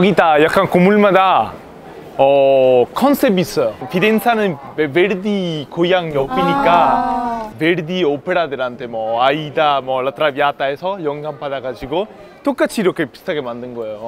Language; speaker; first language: Korean; non-native, fluent; Italian